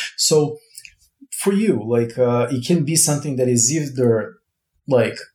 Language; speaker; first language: English; non-native, fluent; Portuguese